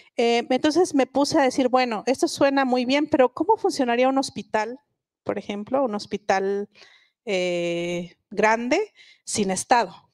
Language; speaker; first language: Spanish; non-native, local second language; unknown